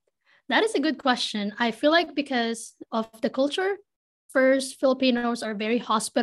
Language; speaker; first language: English; non-native, local second language; Filipino